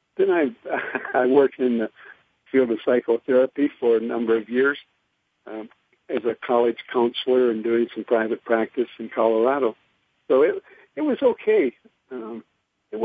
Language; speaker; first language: English; native; English